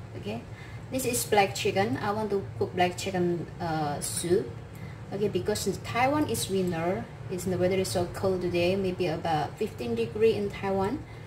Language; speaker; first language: English; non-native, learner; Indonesian